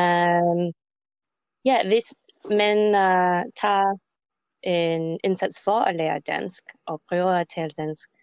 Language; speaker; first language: Danish; non-native, learner; English